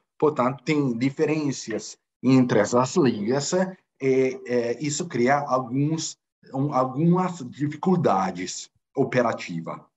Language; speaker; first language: Portuguese; non-native, fluent; Italian